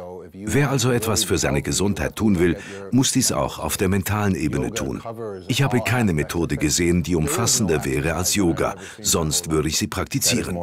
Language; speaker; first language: German; native; German